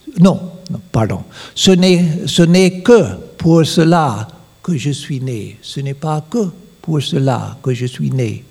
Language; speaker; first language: French; non-native, fluent; English